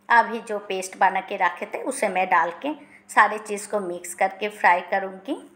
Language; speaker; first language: Hindi; non-native, local second language; Bangla